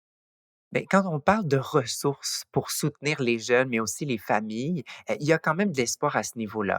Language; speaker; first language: French; native; French